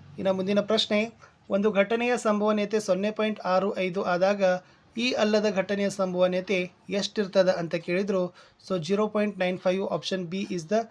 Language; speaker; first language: Kannada; native; Kannada